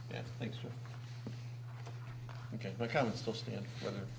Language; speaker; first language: English; native; English